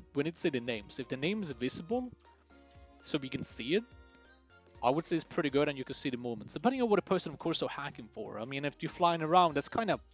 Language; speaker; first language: English; non-native, fluent; Swedish